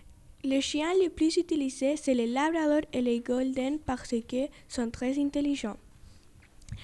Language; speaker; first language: French; non-native, learner; Spanish